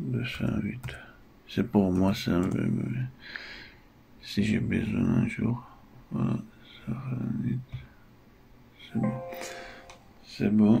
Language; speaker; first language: French; non-native, fluent; Russian